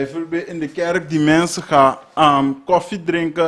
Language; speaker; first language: Dutch; non-native, learner; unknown